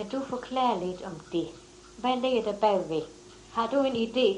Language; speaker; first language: Danish; native; Danish